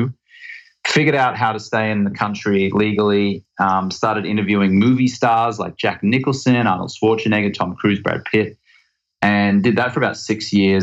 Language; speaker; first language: English; native; English